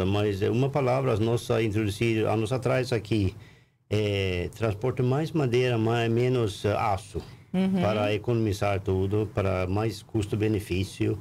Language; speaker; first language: Portuguese; non-native, learner; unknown